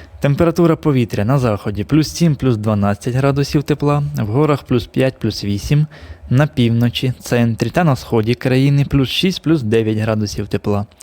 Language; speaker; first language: Ukrainian; native; Ukrainian